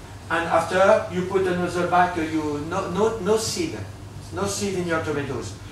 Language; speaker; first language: English; non-native, learner; French